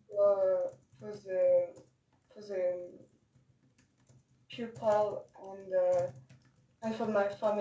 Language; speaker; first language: English; non-native, learner; French